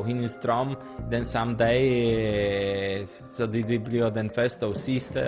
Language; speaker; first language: Danish; non-native, fluent; Polish